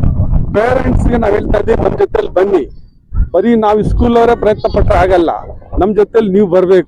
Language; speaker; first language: Kannada; non-native, local second language; Urdu